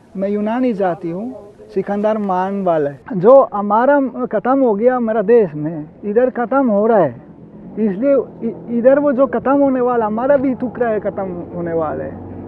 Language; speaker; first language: Hindi; non-native, learner; Italian